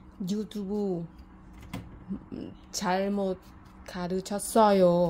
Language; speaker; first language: Korean; non-native, learner; Vietnamese